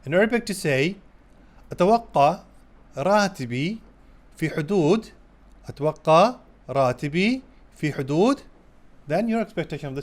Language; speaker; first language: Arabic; non-native, fluent; Urdu